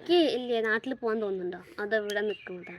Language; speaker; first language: Malayalam; early bilingual, other home language; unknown